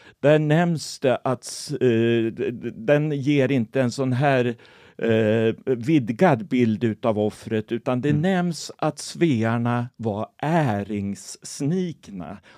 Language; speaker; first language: Swedish; native; Swedish